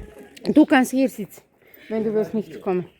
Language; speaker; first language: German; non-native, learner; Macedonian